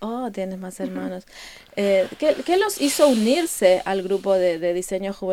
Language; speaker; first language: Spanish; native; Spanish